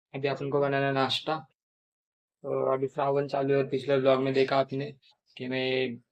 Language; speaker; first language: Hindi; non-native, local second language; Marathi